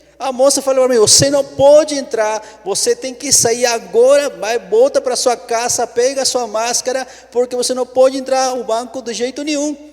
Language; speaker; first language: Portuguese; non-native, fluent; Spanish